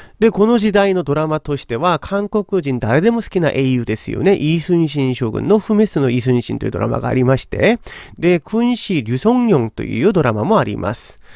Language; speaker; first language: Japanese; non-native, fluent; Korean